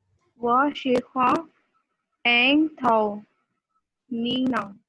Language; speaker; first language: Chinese; non-native, learner; Urdu